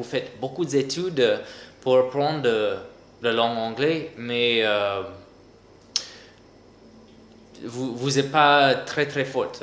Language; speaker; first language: French; non-native, fluent; English